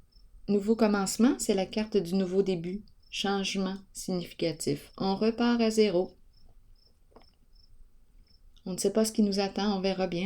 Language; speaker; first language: French; native; French